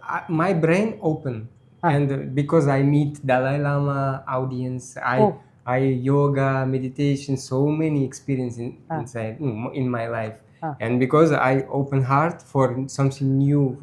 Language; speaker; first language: English; non-native, learner; Russian